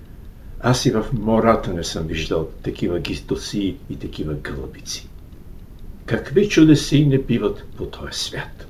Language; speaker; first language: Bulgarian; native; Bulgarian